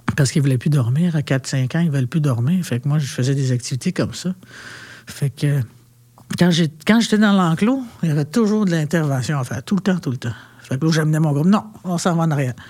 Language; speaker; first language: French; non-native, local second language; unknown